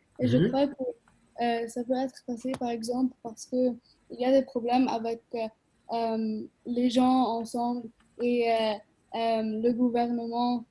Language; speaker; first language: French; non-native, learner; Arabic